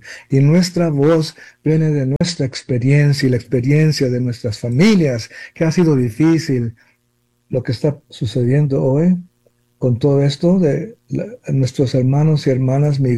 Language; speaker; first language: Spanish; early bilingual, heritage; Spanish